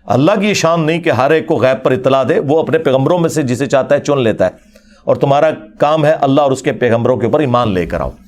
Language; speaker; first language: Urdu; non-native, local second language; Punjabi